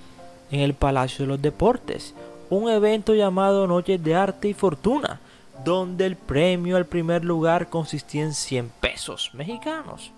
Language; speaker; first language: Spanish; native; Spanish